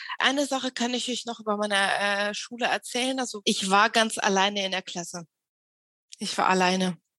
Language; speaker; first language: German; early bilingual, other home language; Russian